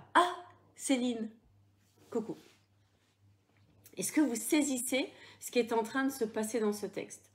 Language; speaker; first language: French; native; French